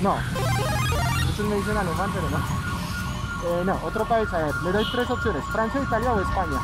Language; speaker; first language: Spanish; non-native, fluent; French